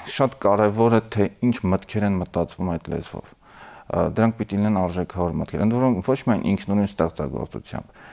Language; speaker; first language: Armenian; native; Armenian